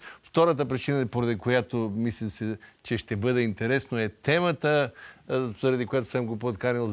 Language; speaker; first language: Bulgarian; native; Bulgarian